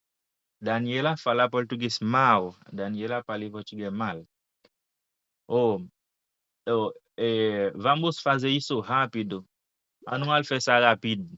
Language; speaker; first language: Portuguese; non-native, fluent; Haitian Creole